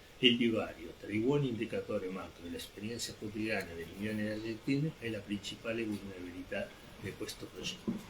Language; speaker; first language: Italian; non-native, fluent; Spanish